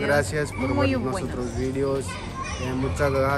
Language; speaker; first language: Spanish; non-native, learner; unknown